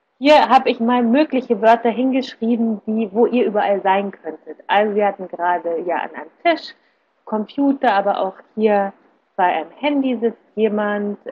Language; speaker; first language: German; native; German